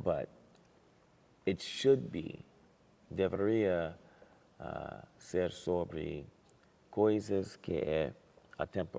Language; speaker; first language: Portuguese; non-native, learner; English